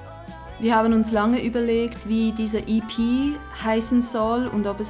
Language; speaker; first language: German; non-native, local second language; English